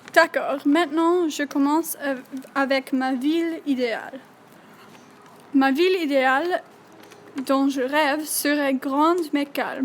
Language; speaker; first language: French; non-native, learner; English